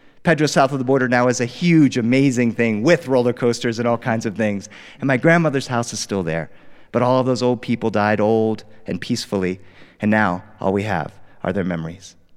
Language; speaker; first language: English; early bilingual, other home language; Spanish